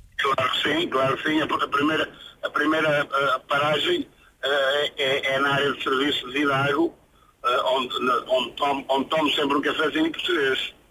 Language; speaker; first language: Portuguese; native; Portuguese